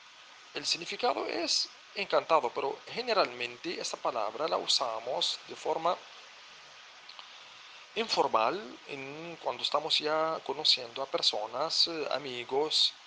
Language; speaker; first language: Spanish; non-native, fluent; Arabic